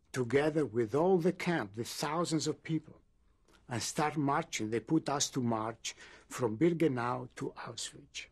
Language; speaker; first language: English; non-native, fluent; Greek